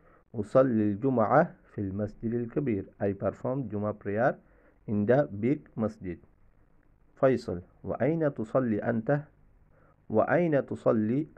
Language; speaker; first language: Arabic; non-native, fluent; Bangla